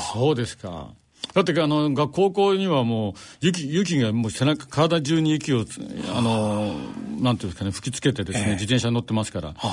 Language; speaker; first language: Japanese; native; Japanese